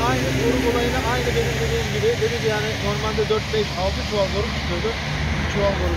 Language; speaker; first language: Turkish; native; Turkish